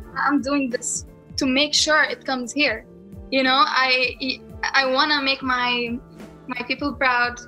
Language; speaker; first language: English; non-native, fluent; Arabic